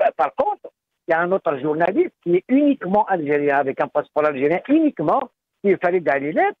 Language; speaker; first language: French; non-native, local second language; Kabyle